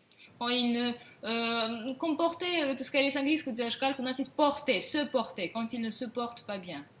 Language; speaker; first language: French; non-native, fluent; Russian